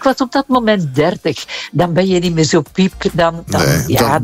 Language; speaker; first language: Dutch; native; Dutch